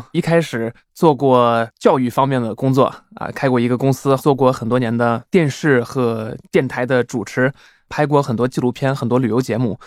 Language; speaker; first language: Chinese; non-native, fluent; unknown